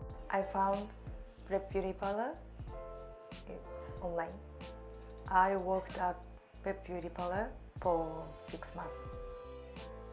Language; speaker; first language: English; non-native, learner; Japanese